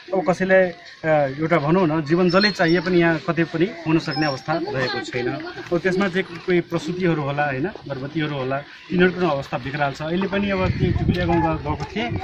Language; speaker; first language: Nepali; non-native, local second language; Maithili